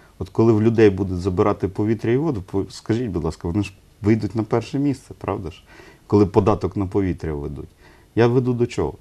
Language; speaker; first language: Ukrainian; non-native, local second language; Russian